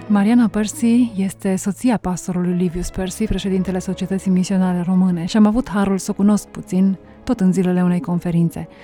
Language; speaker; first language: Romanian; native; Romanian